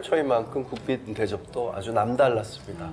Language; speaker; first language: Korean; native; Korean